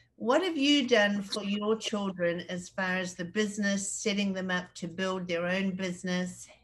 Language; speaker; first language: English; native; English